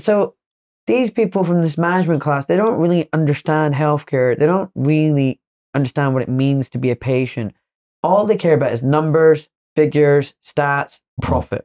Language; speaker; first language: English; native; English